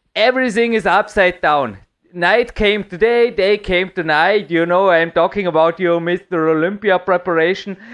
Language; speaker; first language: English; non-native, fluent; German